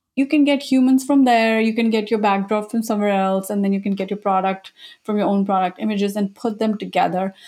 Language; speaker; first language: English; non-native, local second language; Hindi